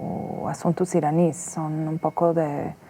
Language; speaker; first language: Spanish; non-native, fluent; Persian